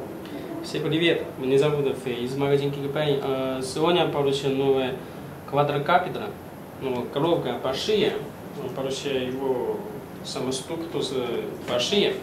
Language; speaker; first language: Russian; non-native, learner; Chinese